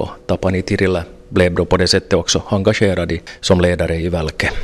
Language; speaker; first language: Swedish; native; Swedish